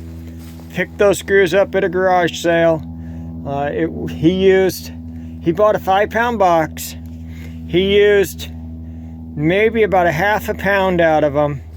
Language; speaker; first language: English; native; English